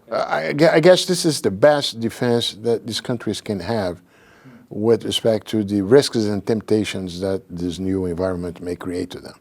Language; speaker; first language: English; non-native, fluent; Portuguese